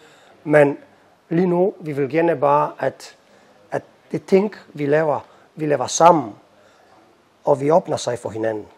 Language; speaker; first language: Danish; non-native, fluent; Polish